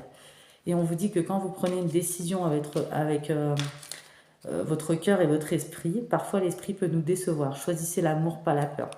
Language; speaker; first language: French; native; French